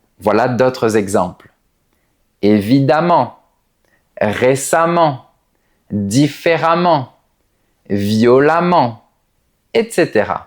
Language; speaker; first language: French; native; French